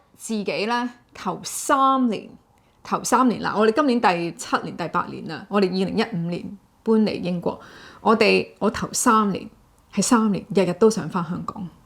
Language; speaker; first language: Cantonese; native; Cantonese